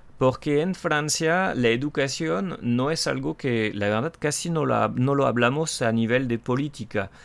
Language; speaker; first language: Spanish; non-native, fluent; French